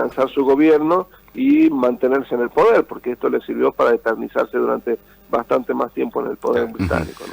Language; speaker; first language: Spanish; native; Spanish